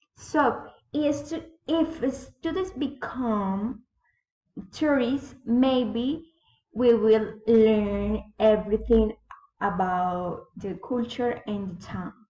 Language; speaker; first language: English; non-native, learner; Spanish